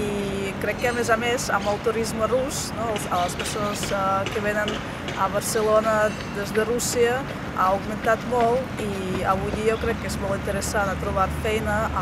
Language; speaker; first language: Catalan; non-native, fluent; Russian